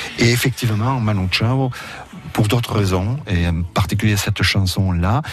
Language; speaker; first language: French; early bilingual, other home language; Catalan